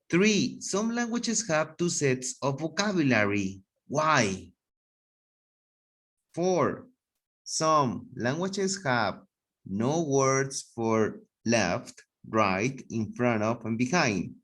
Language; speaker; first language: English; non-native, fluent; Spanish